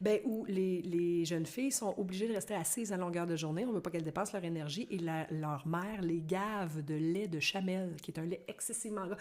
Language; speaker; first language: French; native; French